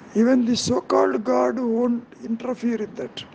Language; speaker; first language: English; non-native, local second language; Telugu